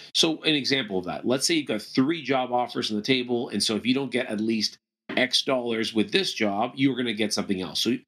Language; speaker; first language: English; native; English